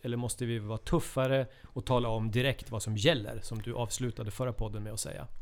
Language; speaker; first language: Swedish; native; Swedish